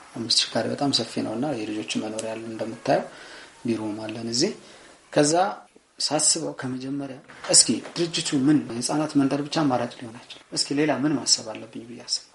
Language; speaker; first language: Amharic; non-native, local second language; Tigrinya